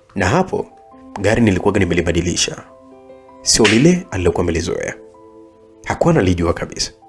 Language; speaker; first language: Swahili; native; Swahili